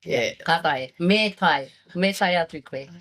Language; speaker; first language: Māori; non-native, learner; English